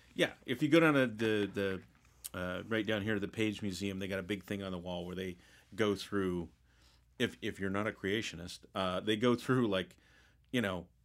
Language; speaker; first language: English; native; English